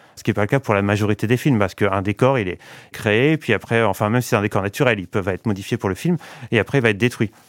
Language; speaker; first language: French; native; French